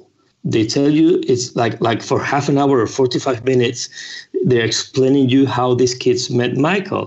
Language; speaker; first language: English; non-native, fluent; Spanish